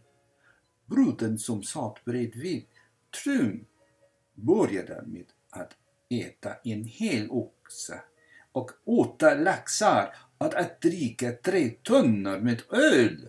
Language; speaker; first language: Swedish; non-native, fluent; English